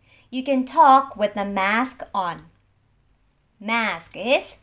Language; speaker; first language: English; non-native, fluent; Japanese